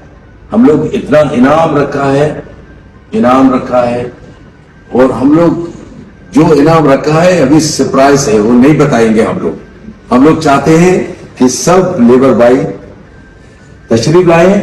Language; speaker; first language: Hindi; non-native, fluent; Arabic